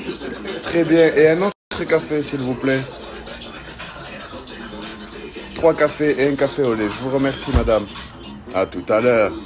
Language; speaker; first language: French; native; French